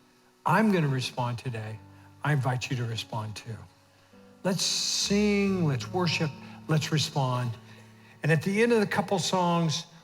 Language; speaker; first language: English; native; English